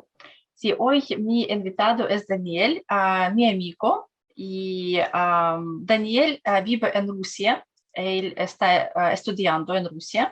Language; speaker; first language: Spanish; non-native, learner; Russian